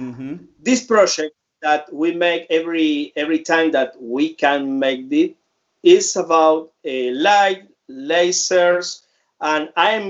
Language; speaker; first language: English; non-native, fluent; Spanish